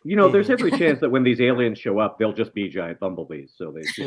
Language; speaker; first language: English; native; English